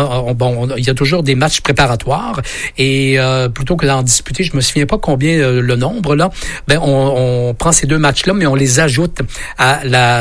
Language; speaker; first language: French; native; French